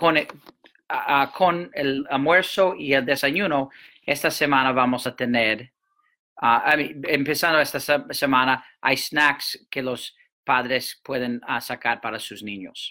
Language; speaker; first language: Spanish; non-native, fluent; English